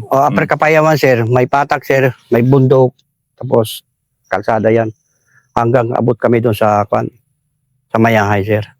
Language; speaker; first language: Filipino; non-native, local second language; Cebuano